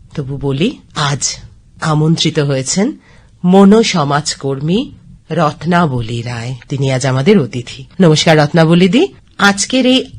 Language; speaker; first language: Bangla; native; Bangla